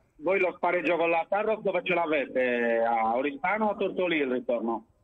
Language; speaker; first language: Italian; native; Italian